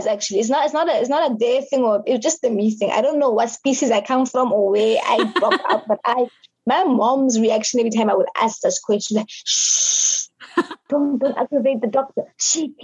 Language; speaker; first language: English; non-native, local second language; Southern Sotho